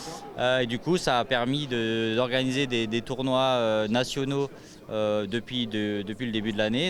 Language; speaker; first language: French; native; French